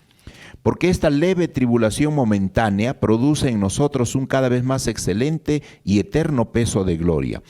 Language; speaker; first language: Spanish; native; Spanish